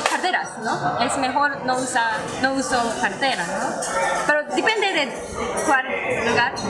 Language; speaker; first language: Spanish; non-native, learner; Japanese